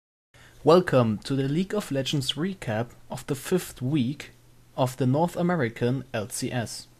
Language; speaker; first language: English; non-native, fluent; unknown